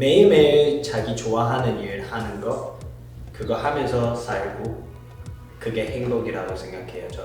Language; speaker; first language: Korean; non-native, fluent; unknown